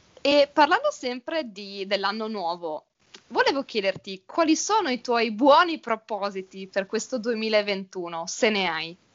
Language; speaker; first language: Italian; native; Italian